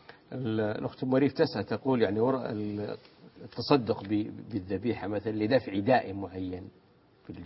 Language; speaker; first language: Arabic; native; Arabic